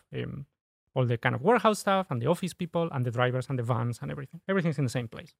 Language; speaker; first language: English; non-native, fluent; Spanish